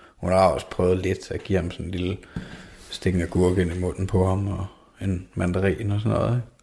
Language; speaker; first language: Danish; native; Danish